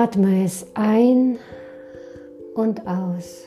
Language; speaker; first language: German; non-native, fluent; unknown